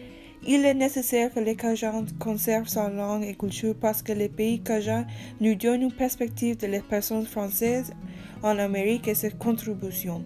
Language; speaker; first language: French; non-native, learner; English